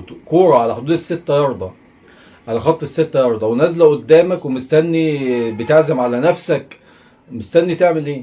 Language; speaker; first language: Arabic; native; Arabic